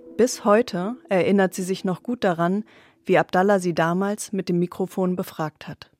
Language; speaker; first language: German; native; German